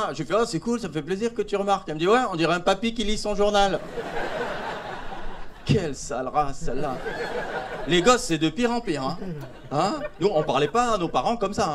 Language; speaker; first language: French; native; French